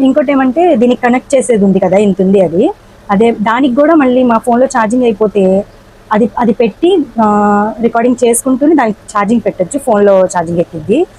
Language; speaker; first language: Telugu; non-native, local second language; Urdu